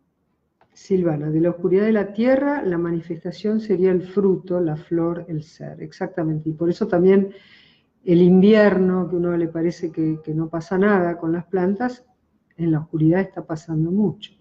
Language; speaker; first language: Spanish; native; Spanish